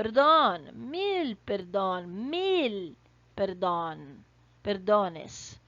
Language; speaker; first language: Spanish; non-native, fluent; Portuguese